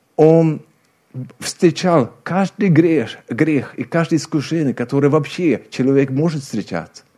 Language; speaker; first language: Russian; non-native, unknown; Swedish